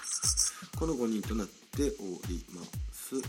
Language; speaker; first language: Japanese; native; Japanese